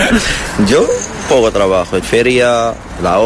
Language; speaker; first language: Spanish; non-native, learner; Arabic